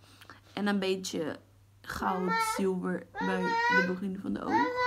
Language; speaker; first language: Dutch; early bilingual, other home language; Portuguese